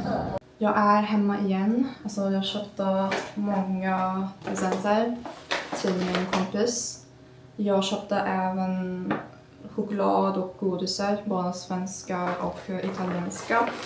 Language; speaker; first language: Swedish; non-native, learner; Turkish